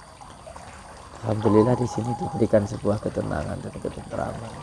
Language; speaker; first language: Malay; non-native, local second language; Javanese